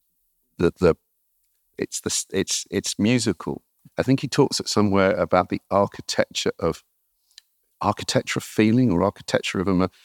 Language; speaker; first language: English; native; English